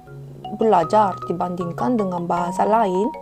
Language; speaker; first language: Indonesian; non-native, fluent; Korean